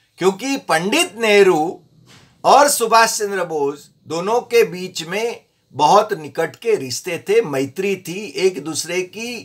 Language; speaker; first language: Hindi; non-native, local second language; Gujarati